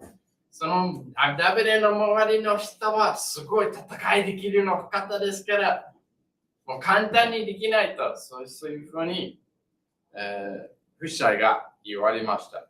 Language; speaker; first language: Japanese; non-native, learner; English